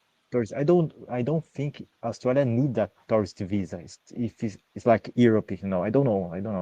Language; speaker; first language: English; non-native, learner; Portuguese